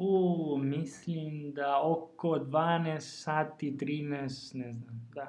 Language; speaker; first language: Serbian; non-native, learner; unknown